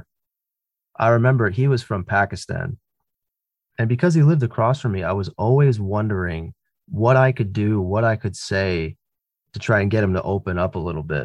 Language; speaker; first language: English; native; English